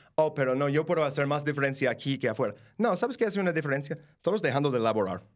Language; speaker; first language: Spanish; non-native, fluent; English